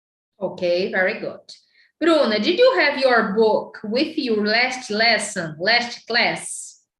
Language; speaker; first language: English; non-native, fluent; Portuguese